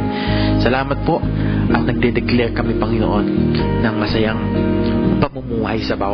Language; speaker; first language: Filipino; native; Filipino